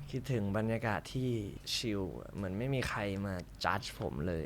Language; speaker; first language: Thai; early bilingual, heritage; Thai